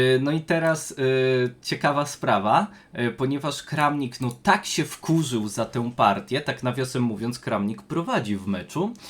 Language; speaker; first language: Polish; native; Polish